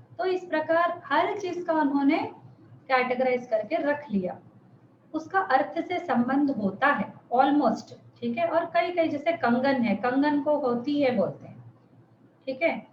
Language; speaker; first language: Hindi; non-native, local second language; Telugu